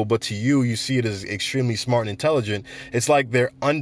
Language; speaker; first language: English; native; English